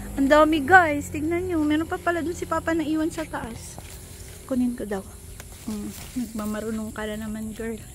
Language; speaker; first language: Filipino; non-native, local second language; Hiligaynon